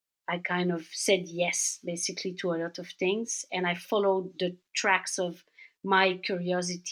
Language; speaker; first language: English; native; English